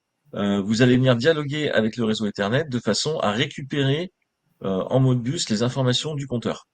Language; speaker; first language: French; native; French